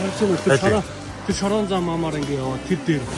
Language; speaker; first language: Mongolian; native; Mongolian